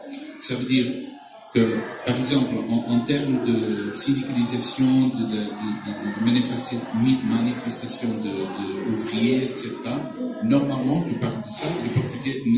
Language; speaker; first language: French; non-native, fluent; Portuguese